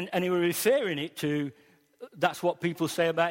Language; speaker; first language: English; native; English